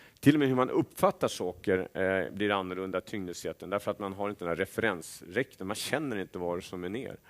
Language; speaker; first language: Swedish; native; Swedish